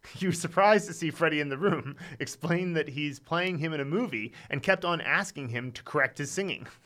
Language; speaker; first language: English; native; English